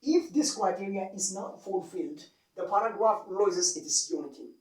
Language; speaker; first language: English; non-native, local second language; Amharic